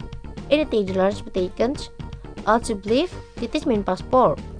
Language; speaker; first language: Dutch; non-native, learner; Indonesian